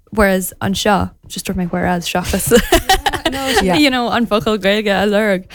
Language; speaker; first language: Irish; non-native, local second language; English